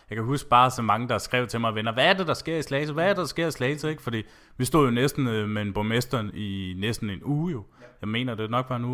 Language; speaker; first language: Danish; native; Danish